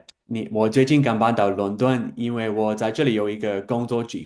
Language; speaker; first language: Chinese; non-native, fluent; English